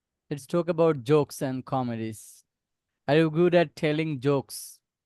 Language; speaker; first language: English; non-native, local second language; Bangla